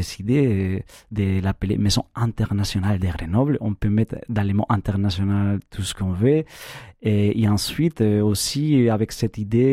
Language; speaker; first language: French; non-native, fluent; Spanish